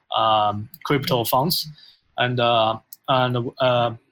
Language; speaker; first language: English; non-native, fluent; Chinese